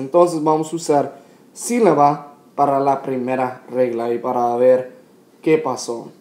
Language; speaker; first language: Spanish; non-native, fluent; English